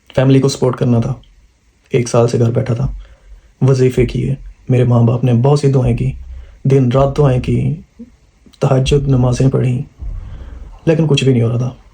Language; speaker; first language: Urdu; non-native, local second language; Punjabi